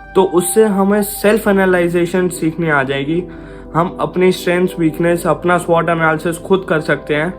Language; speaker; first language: Hindi; native; Hindi